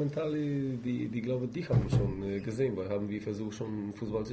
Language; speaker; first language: German; non-native, fluent; Polish